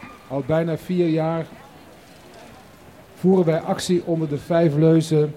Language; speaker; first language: Dutch; native; Dutch